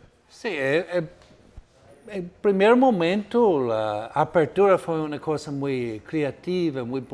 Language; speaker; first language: Spanish; non-native, fluent; Portuguese